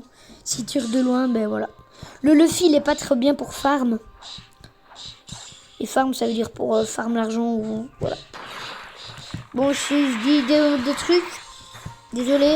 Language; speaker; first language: French; native; French